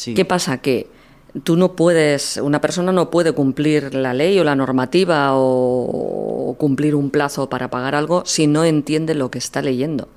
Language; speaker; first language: Spanish; native; Spanish